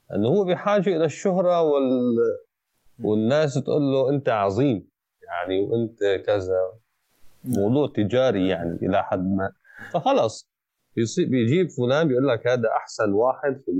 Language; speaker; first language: Arabic; native; Arabic